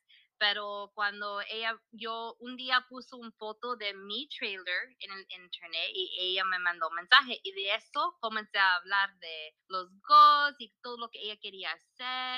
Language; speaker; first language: Spanish; early bilingual, heritage; Spanish